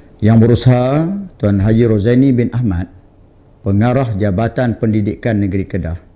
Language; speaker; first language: Malay; native; Malay